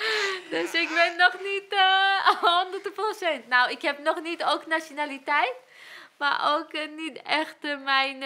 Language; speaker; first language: Dutch; non-native, learner; Arabic